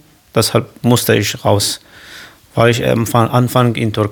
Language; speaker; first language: German; non-native, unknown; Kurdish